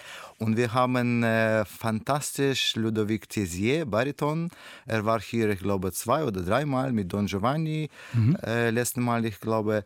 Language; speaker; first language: German; non-native, learner; Russian